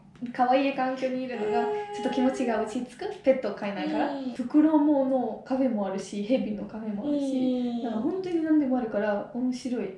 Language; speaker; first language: Japanese; non-native, fluent; Italian